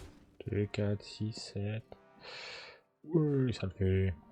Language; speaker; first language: French; native; French